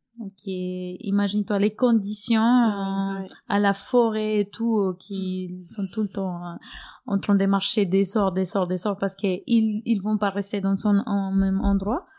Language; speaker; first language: French; non-native, fluent; Spanish